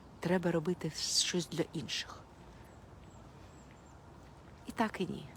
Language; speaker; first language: Ukrainian; non-native, local second language; Russian